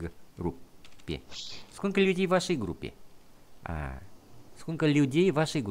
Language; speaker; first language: Russian; non-native, fluent; Vietnamese